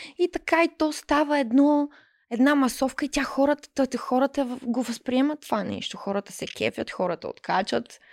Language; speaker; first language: Bulgarian; early bilingual, heritage; Bulgarian